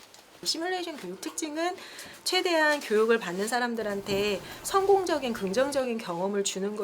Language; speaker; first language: Korean; native; Korean